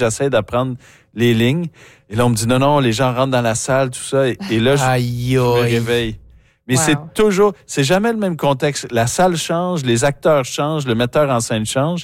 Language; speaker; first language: French; native; French